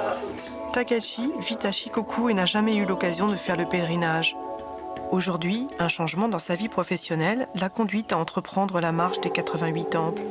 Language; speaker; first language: French; native; French